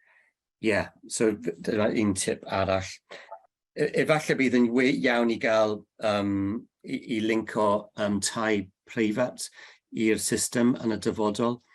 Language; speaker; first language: Welsh; non-native, learner; English